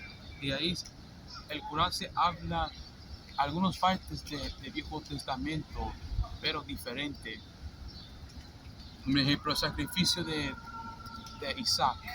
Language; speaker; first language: Spanish; non-native, fluent; English